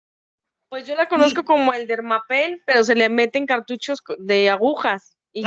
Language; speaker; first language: Spanish; native; Spanish